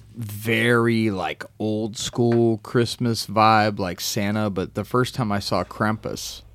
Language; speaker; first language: English; early bilingual, other home language; Romanian